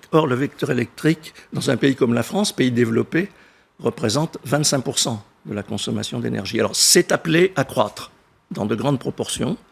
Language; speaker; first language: French; native; French